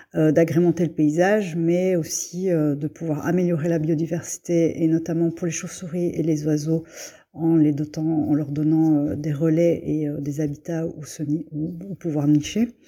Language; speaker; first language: French; native; French